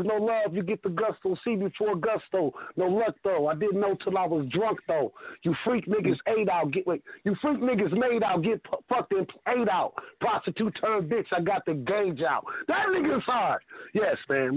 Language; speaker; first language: English; native; English